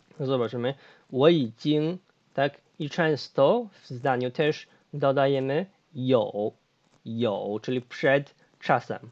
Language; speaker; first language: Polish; non-native, fluent; Chinese